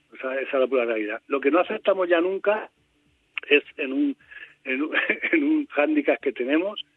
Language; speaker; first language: Spanish; native; Spanish